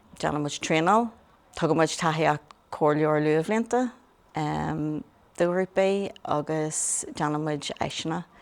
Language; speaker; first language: Irish; non-native, local second language; English